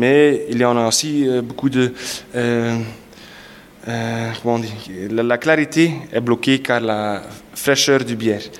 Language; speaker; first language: French; non-native, local second language; Dutch